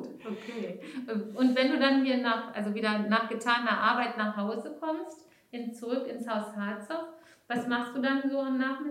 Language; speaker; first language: German; native; German